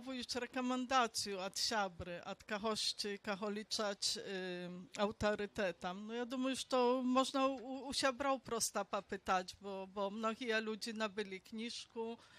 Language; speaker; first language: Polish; non-native, local second language; Belarusian